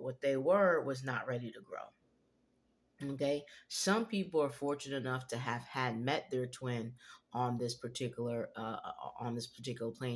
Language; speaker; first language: English; native; English